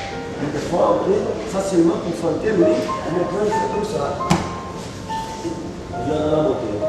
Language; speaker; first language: French; non-native, learner; Portuguese